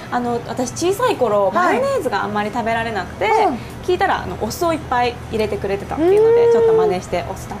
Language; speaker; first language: Japanese; native; Japanese